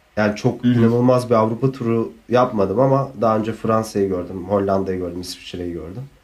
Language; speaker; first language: Turkish; native; Turkish